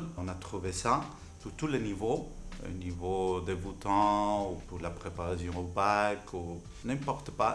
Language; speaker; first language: French; non-native, fluent; Spanish